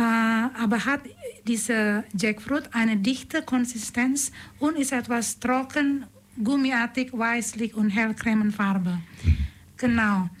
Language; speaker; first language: German; non-native, learner; Indonesian